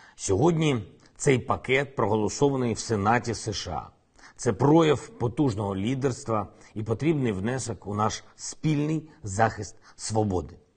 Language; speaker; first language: Ukrainian; non-native, local second language; Russian